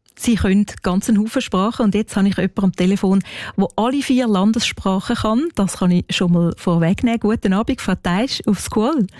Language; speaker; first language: German; native; German